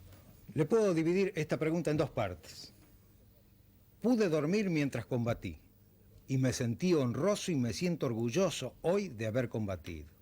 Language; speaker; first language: Spanish; native; Spanish